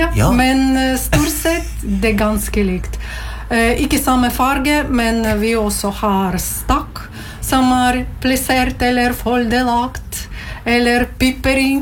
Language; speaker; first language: Norwegian; non-native, learner; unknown